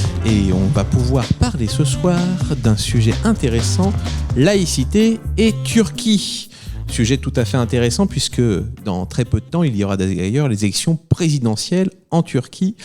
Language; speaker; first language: French; native; French